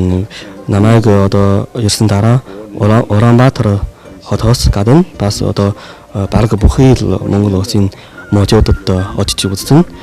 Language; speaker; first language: Mongolian; non-native, fluent; Chinese